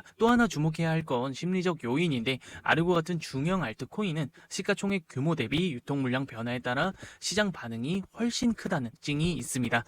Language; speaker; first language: Korean; native; Korean